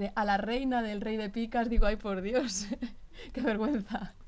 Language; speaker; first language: Spanish; native; Spanish